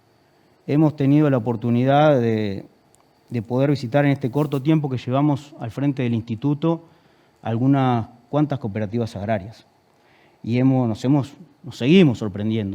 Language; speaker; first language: Spanish; native; Spanish